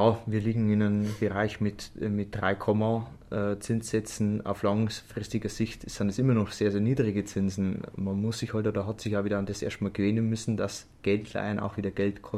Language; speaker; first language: German; native; German